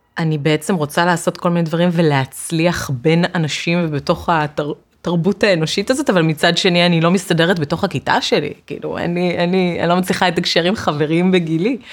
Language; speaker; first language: Hebrew; native; Hebrew